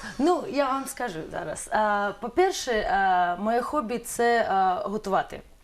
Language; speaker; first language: Ukrainian; non-native, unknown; Russian